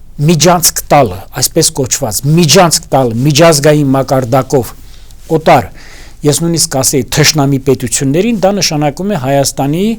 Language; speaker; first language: Armenian; native; Armenian